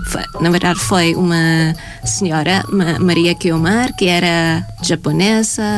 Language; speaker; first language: Portuguese; non-native, fluent; Thai